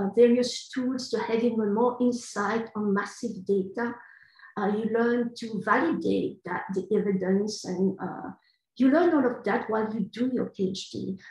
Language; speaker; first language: English; non-native, fluent; French